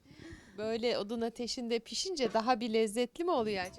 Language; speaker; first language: Turkish; native; Turkish